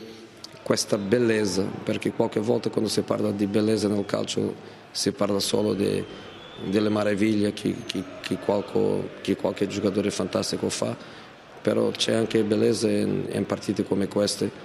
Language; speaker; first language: Italian; non-native, fluent; Portuguese